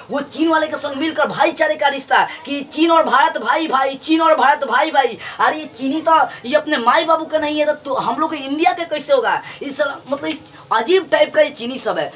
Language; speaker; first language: Hindi; native; Hindi